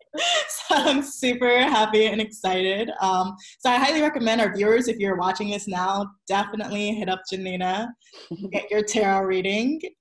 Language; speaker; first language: English; native; English